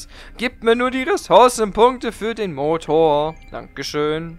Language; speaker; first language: German; native; German